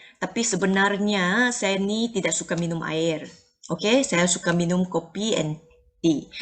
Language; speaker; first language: Malay; non-native, local second language; Chinese